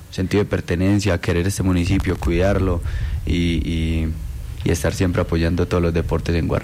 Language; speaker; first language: Spanish; native; Spanish